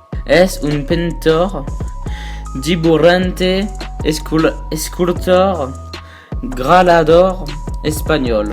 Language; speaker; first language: Spanish; non-native, learner; French